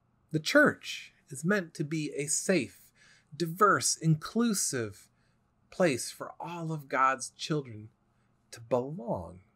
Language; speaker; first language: English; native; English